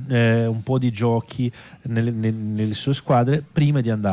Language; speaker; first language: Italian; non-native, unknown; Portuguese